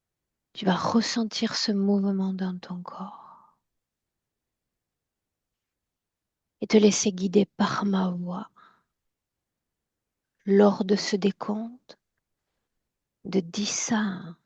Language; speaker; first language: French; native; French